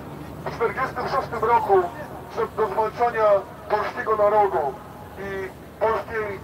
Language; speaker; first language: Polish; native; Polish